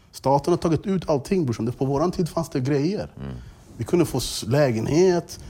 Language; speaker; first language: Swedish; early bilingual, other home language; English